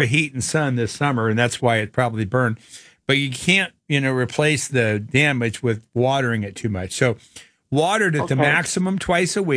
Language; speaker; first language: English; native; English